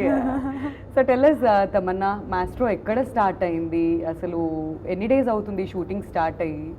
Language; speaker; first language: Telugu; native; Telugu